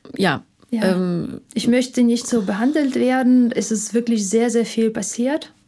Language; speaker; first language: German; non-native, fluent; Ukrainian